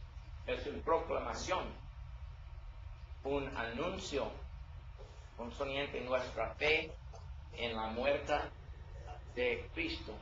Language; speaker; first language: Spanish; non-native, learner; English